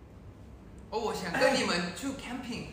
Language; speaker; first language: Chinese; non-native, learner; Thai